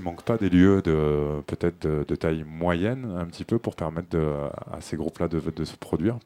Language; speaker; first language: French; native; French